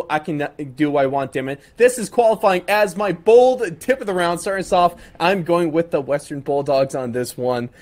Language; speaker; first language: English; native; English